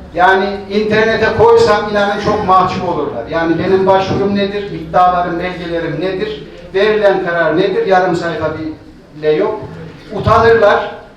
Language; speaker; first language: Turkish; native; Turkish